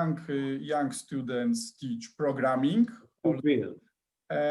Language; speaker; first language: English; non-native, learner; Polish